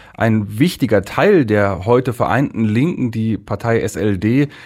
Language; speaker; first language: German; native; German